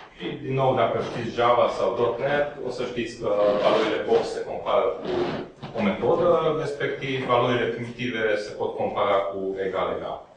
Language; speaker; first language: Romanian; non-native, local second language; Hungarian